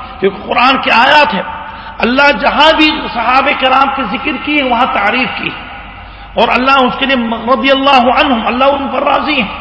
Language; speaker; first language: Urdu; native; Urdu